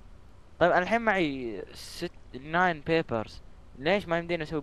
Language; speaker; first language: Arabic; native; Arabic